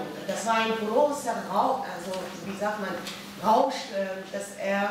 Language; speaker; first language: German; non-native, fluent; Persian